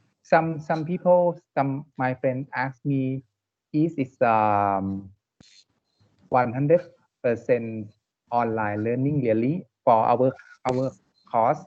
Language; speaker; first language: English; non-native, learner; Thai